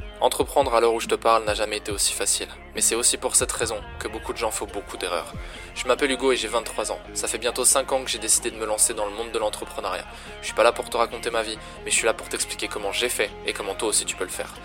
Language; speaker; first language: French; native; French